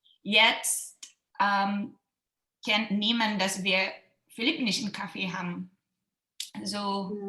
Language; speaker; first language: German; non-native, learner; Filipino